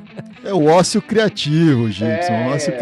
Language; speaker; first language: Portuguese; native; Portuguese